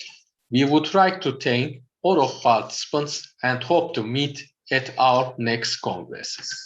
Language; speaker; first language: English; non-native, learner; Turkish